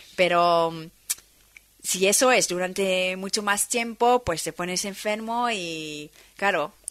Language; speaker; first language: Spanish; non-native, fluent; Dutch